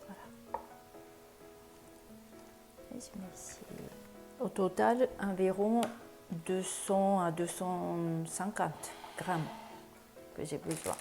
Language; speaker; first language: French; non-native, learner; Japanese